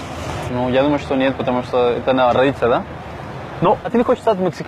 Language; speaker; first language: Russian; non-native, learner; Spanish